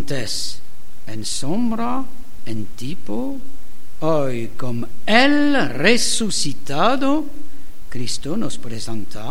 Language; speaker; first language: Spanish; non-native, learner; German